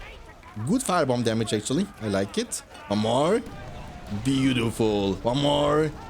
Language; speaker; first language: English; non-native, fluent; German